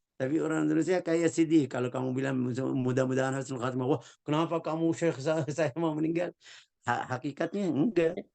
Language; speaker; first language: Indonesian; non-native, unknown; Arabic